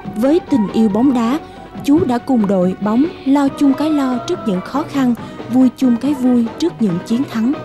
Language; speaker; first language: Vietnamese; native; Vietnamese